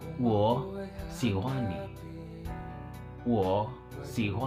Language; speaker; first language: Chinese; non-native, learner; Filipino